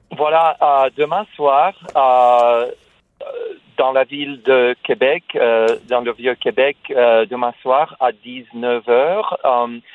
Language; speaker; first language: French; non-native, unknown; Russian